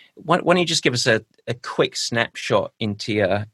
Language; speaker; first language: English; native; English